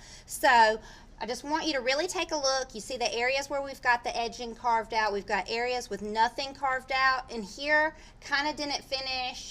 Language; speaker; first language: English; native; English